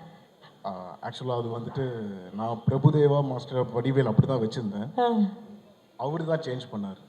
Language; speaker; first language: Tamil; native; Tamil